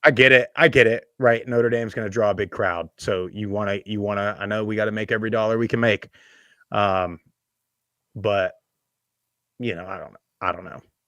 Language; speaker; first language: English; native; English